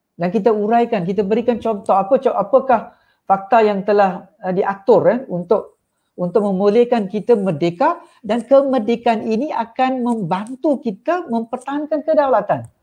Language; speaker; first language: Malay; non-native, local second language; Tamil